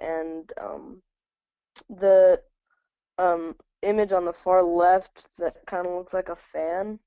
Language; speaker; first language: English; native; English